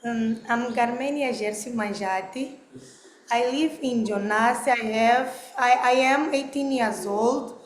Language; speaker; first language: English; non-native, learner; Portuguese